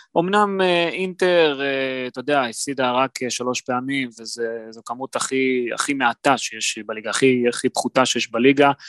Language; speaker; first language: Hebrew; native; Hebrew